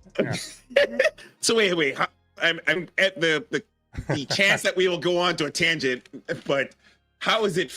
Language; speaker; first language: English; native; English